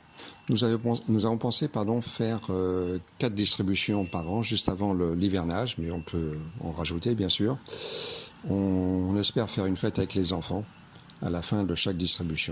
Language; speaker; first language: French; native; French